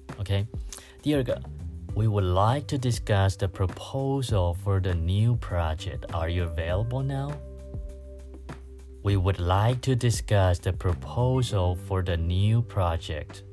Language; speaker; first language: English; non-native, fluent; Chinese